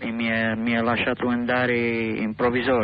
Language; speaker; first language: Italian; non-native, learner; English